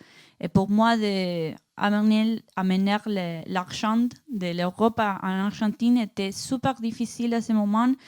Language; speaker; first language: French; non-native, learner; Spanish